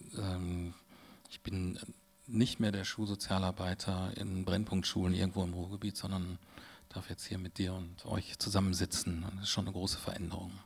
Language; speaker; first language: German; native; German